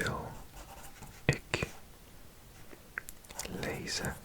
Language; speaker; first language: Dutch; non-native, learner; English